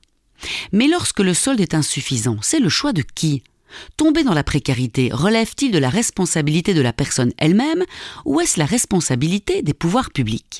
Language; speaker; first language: French; native; French